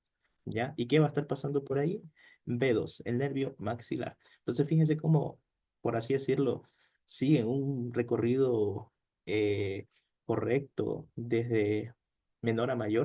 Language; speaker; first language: Spanish; native; Spanish